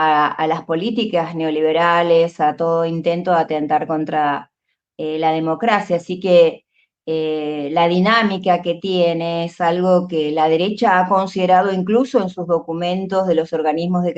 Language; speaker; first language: Spanish; native; Spanish